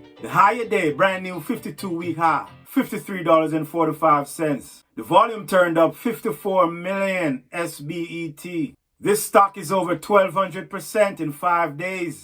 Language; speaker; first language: English; native; English